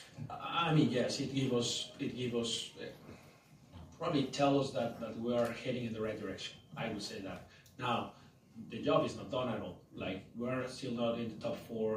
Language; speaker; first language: English; non-native, fluent; Spanish